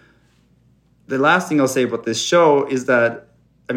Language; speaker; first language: English; non-native, fluent; Swedish